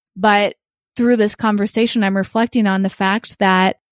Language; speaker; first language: English; early bilingual, other home language; Ukrainian